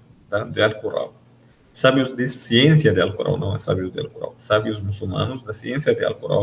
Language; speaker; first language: Portuguese; non-native, learner; Arabic